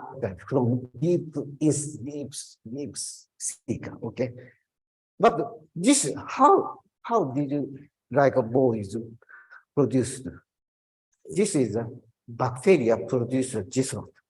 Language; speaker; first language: English; non-native, learner; Japanese